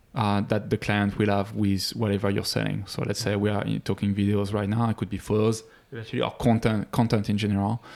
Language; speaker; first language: English; non-native, fluent; French